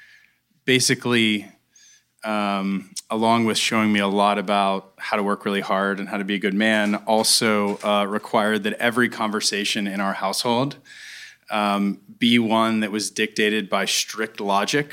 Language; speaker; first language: English; native; English